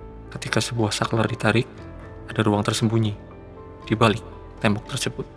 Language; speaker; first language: Indonesian; native; Indonesian